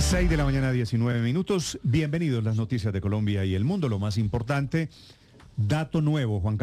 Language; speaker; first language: Spanish; native; Spanish